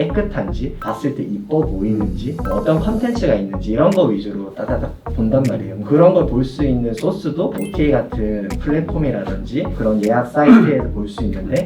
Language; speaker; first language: Korean; native; Korean